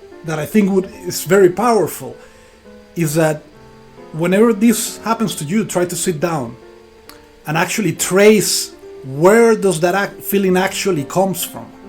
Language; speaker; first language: English; non-native, fluent; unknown